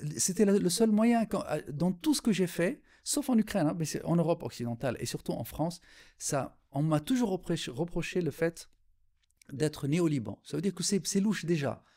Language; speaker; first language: French; non-native, local second language; Arabic